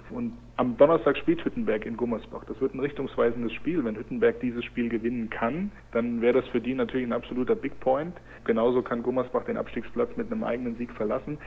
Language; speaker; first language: German; native; German